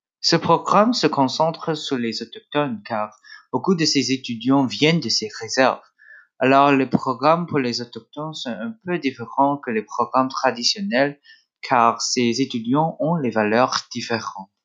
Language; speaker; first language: French; non-native, local second language; English